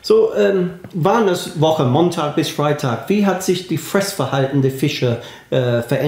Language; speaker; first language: German; non-native, fluent; English